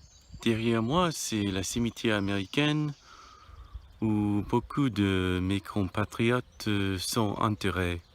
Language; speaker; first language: French; non-native, fluent; English